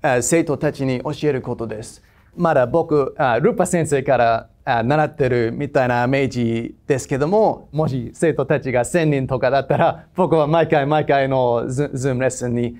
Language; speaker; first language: Japanese; non-native, fluent; English